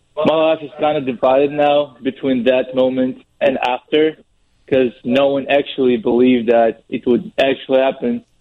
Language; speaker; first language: English; non-native, fluent; Russian